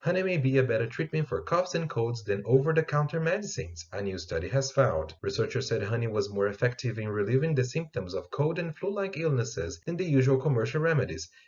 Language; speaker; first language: English; non-native, fluent; Portuguese